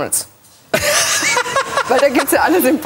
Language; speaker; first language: German; native; German